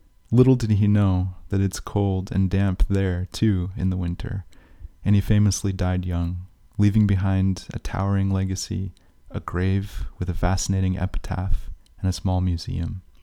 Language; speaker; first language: English; native; English